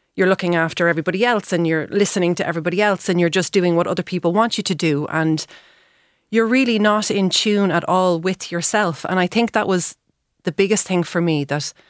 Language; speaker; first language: English; native; English